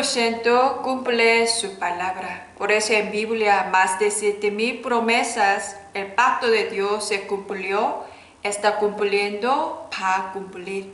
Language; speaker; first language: Spanish; non-native, learner; Korean